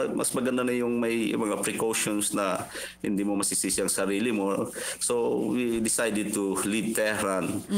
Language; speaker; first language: Filipino; non-native, local second language; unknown